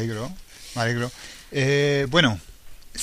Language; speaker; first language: Spanish; non-native, fluent; English